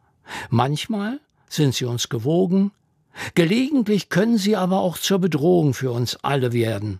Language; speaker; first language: German; native; German